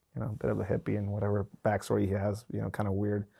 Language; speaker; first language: English; non-native, fluent; Spanish